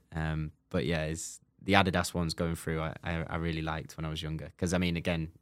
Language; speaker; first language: English; native; English